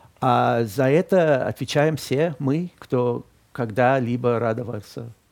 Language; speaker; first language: Russian; non-native, fluent; English